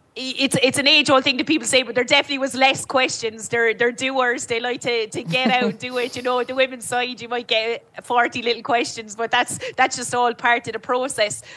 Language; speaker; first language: English; native; English